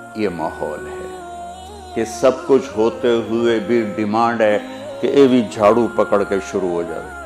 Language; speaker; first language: Urdu; non-native, local second language; Punjabi